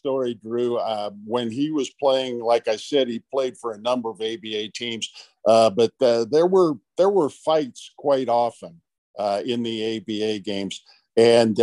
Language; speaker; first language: English; native; English